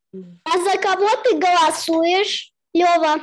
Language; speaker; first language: Russian; early bilingual, heritage; Russian